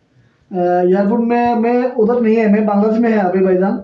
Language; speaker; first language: Hindi; non-native, fluent; Bangla